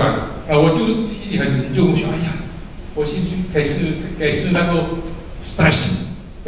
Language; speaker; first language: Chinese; early bilingual, heritage; Chinese